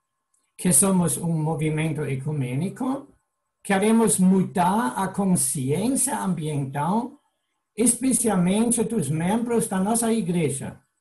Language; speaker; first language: Portuguese; non-native, fluent; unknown